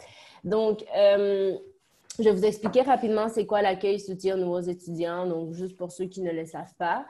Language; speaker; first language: French; native; French